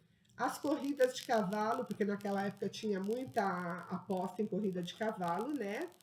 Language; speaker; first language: Portuguese; native; Portuguese